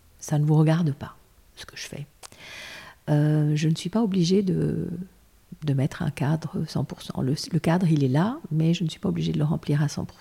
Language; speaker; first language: French; non-native, local second language; Armenian